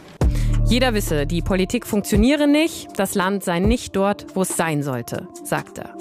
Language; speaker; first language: German; native; German